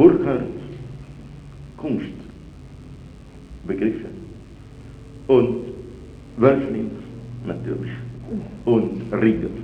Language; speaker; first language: German; non-native, fluent; Italian